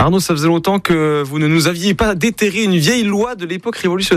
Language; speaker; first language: French; native; French